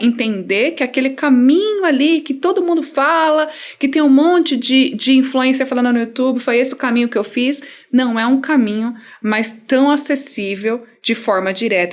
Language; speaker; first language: Portuguese; native; Portuguese